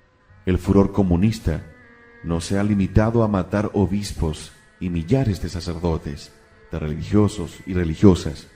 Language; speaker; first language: Spanish; native; Spanish